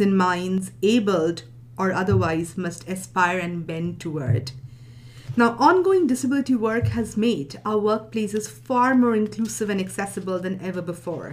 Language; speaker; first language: English; non-native, local second language; Bangla